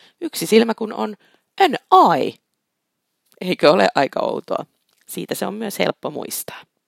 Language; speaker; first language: Finnish; native; Finnish